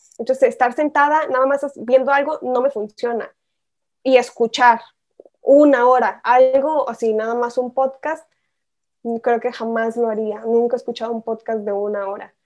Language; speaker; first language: Spanish; native; Spanish